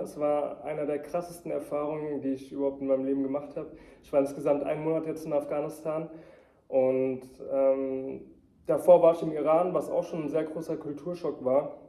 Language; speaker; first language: German; early bilingual, heritage; German